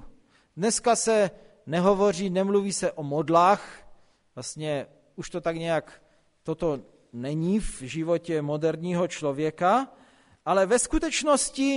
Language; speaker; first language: Czech; non-native, local second language; Polish